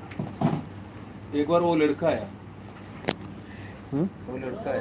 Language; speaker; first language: Hindi; non-native, learner; Bangla